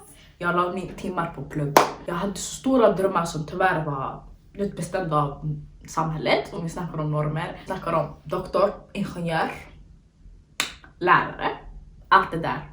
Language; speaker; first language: Swedish; early bilingual, other home language; Somali